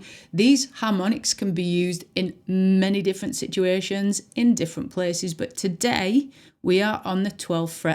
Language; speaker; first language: English; native; English